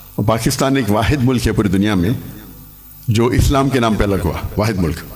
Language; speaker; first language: Urdu; non-native, local second language; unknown